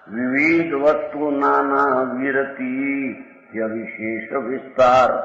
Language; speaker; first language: Hindi; non-native, local second language; Gujarati